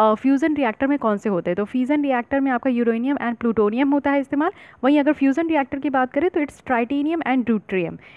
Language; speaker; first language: Hindi; native; Hindi